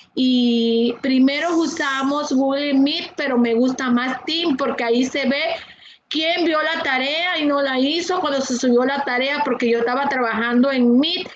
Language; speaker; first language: Spanish; native; Spanish